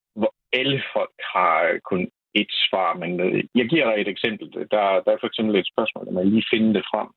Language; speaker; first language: Danish; non-native, fluent; Polish